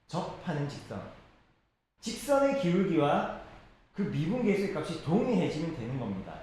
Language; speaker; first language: Korean; native; Korean